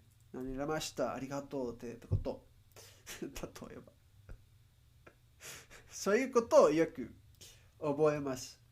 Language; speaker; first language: Japanese; non-native, learner; Spanish